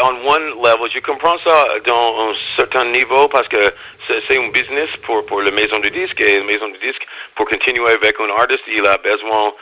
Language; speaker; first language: French; non-native, learner; English